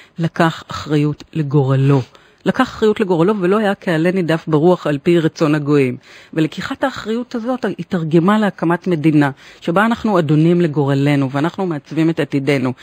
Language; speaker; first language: Hebrew; native; Hebrew